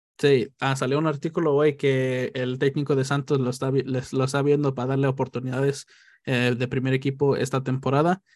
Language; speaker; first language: Spanish; native; Spanish